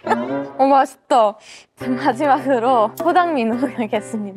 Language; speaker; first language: Korean; early bilingual, heritage; Korean